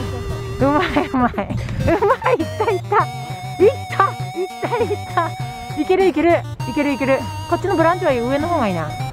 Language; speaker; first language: Japanese; native; Japanese